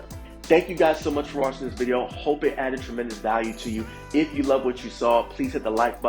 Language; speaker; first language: English; native; English